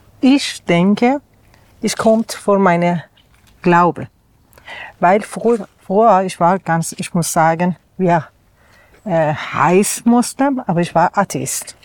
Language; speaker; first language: German; non-native, learner; Persian